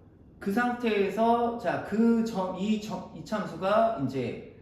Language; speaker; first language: Korean; native; Korean